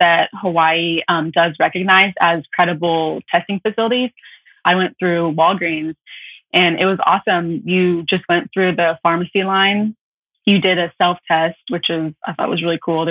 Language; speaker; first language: English; native; English